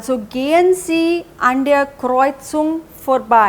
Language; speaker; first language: German; non-native, fluent; Hindi